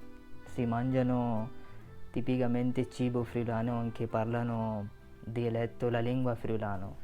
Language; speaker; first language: Italian; non-native, learner; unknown